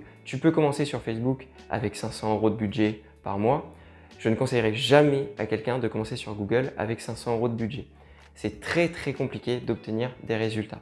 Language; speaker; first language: French; native; French